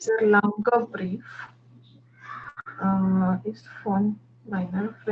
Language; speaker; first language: German; non-native, learner; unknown